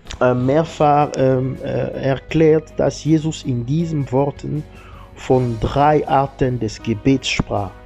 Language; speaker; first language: German; non-native, learner; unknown